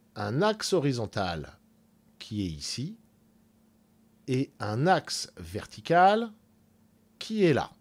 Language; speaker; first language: French; native; French